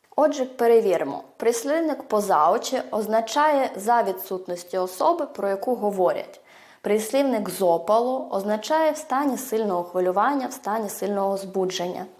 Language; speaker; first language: Ukrainian; early bilingual, heritage; Ukrainian